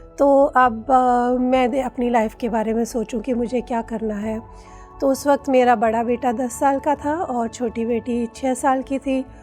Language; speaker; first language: Hindi; native; Hindi